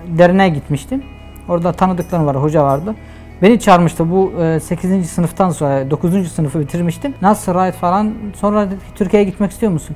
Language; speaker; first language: Turkish; non-native, fluent; Arabic